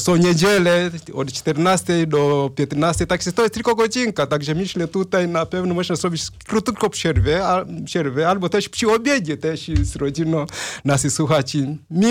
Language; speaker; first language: Polish; non-native, fluent; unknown